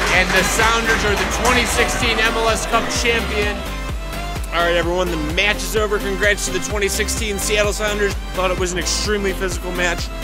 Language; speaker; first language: English; native; English